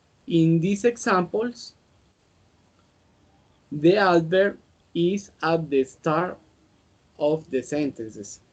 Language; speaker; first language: English; non-native, learner; Spanish